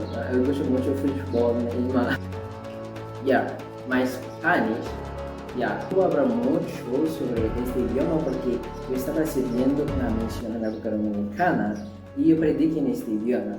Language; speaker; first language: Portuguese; non-native, learner; Haitian Creole